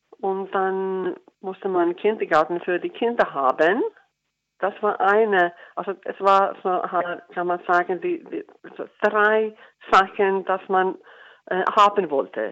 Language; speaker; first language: German; non-native, learner; Icelandic